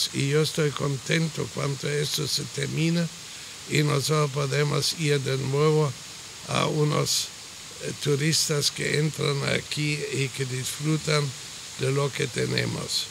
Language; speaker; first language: Spanish; non-native, fluent; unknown